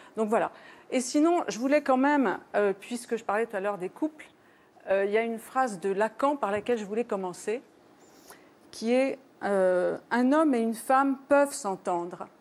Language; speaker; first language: French; native; French